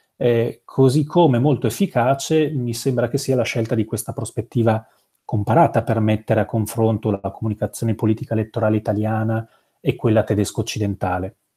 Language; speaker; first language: Italian; native; Italian